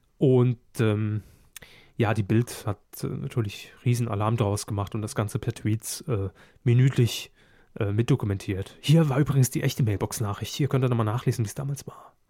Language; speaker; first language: German; native; German